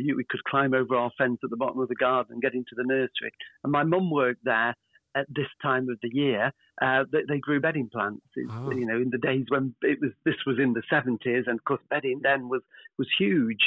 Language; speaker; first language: English; native; English